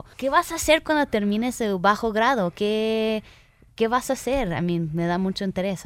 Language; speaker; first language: Spanish; early bilingual, heritage; Spanish